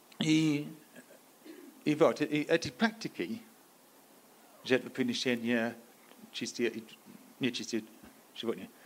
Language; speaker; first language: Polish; non-native, learner; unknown